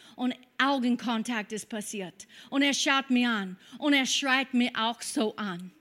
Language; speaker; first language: German; non-native, fluent; English